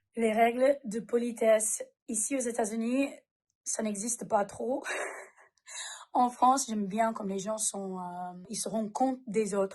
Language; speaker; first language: French; non-native, fluent; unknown